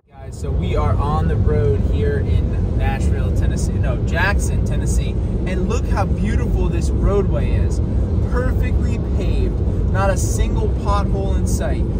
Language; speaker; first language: English; native; English